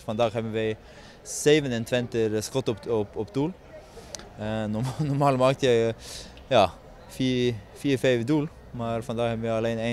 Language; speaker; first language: Dutch; non-native, fluent; Norwegian